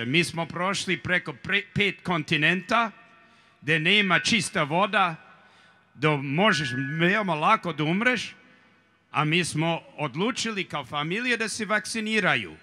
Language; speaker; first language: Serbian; early bilingual, heritage; Serbian